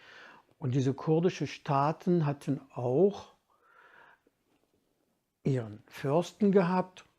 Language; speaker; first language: German; non-native, fluent; Kurdish